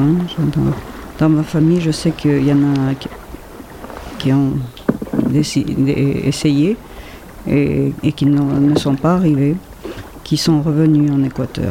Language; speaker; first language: French; non-native, fluent; Spanish